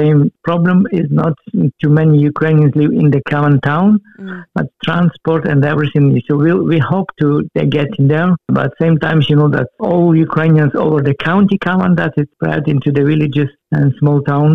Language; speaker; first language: English; non-native, learner; Ukrainian